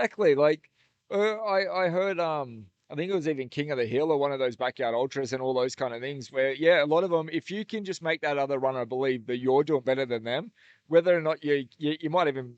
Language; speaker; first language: English; native; English